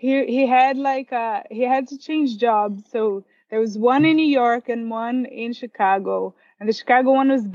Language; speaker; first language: English; non-native, fluent; Portuguese